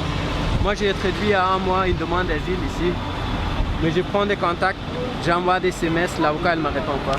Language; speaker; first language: French; non-native, learner; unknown